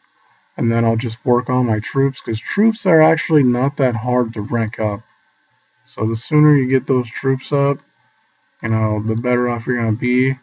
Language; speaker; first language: English; native; English